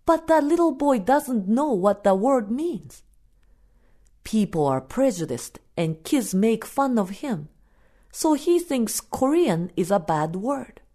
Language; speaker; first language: English; non-native, fluent; Japanese